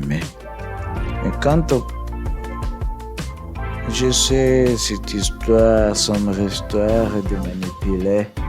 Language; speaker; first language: French; non-native, learner; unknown